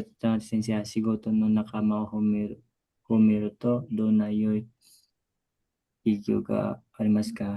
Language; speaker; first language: Japanese; non-native, learner; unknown